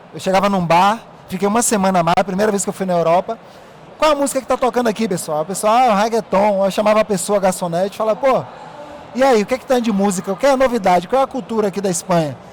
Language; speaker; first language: Portuguese; native; Portuguese